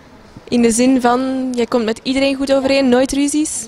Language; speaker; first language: Dutch; native; Dutch